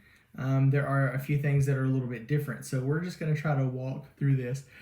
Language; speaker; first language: English; native; English